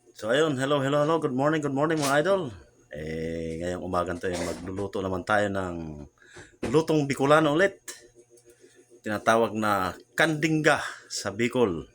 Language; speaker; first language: Filipino; non-native, local second language; Bikol